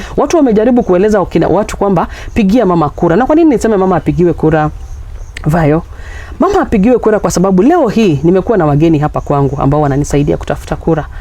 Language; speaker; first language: Swahili; non-native, local second language; Luyia